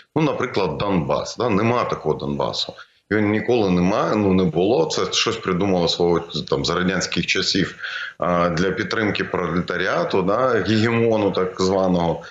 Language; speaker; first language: Ukrainian; non-native, local second language; Russian